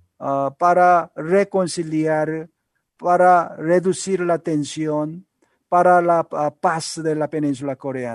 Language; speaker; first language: Spanish; non-native, learner; Korean